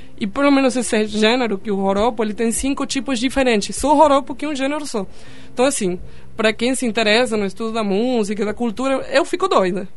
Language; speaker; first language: Portuguese; non-native, fluent; Spanish